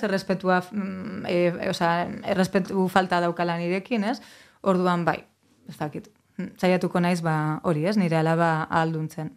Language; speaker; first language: Basque; native; Basque